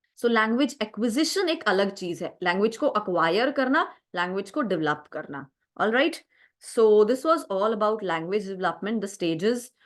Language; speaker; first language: Hindi; native; Hindi